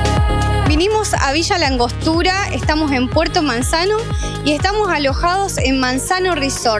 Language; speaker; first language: Spanish; native; Spanish